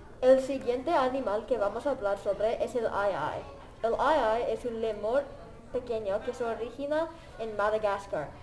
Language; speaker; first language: Spanish; non-native, learner; English